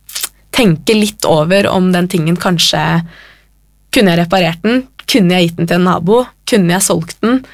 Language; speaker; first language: Norwegian; native; Norwegian